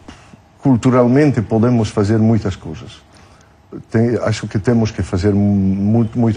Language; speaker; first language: Portuguese; non-native, fluent; French